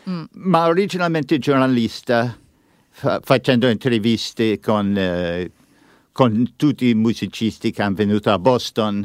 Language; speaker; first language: Italian; non-native, learner; English